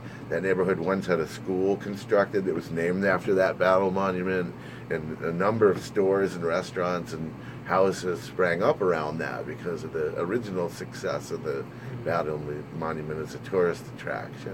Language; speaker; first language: English; native; English